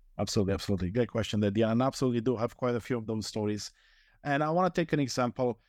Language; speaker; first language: English; non-native, fluent; Romanian